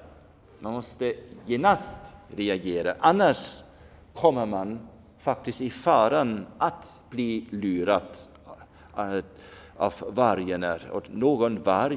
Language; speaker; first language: Swedish; non-native, fluent; German